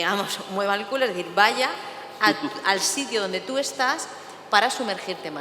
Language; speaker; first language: Spanish; native; Spanish